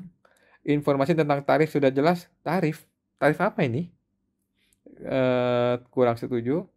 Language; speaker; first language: Indonesian; native; Indonesian